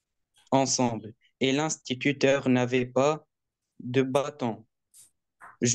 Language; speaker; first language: French; non-native, learner; Arabic